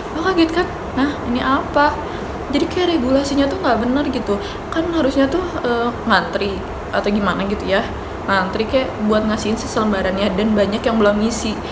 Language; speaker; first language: Indonesian; native; Indonesian